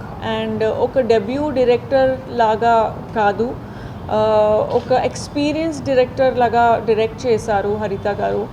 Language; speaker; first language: Telugu; non-native, fluent; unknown